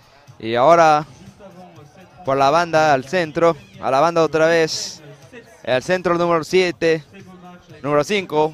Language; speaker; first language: Spanish; non-native, fluent; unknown